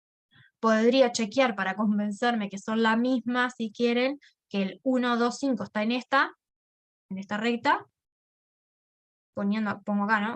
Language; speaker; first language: Spanish; native; Spanish